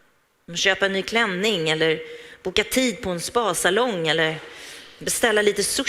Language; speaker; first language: Swedish; native; Swedish